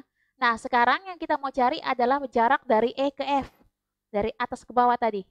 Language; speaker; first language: Indonesian; native; Indonesian